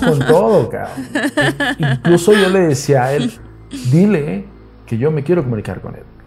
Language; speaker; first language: Spanish; native; Spanish